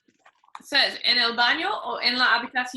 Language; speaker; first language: Spanish; non-native, fluent; English